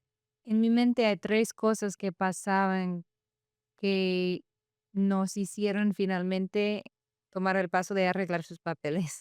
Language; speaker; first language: Spanish; non-native, fluent; English